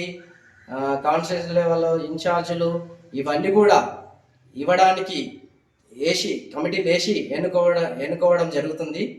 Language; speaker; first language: Telugu; native; Telugu